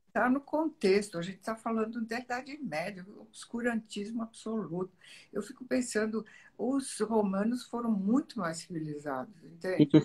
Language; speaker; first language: Portuguese; early bilingual, other home language; Italian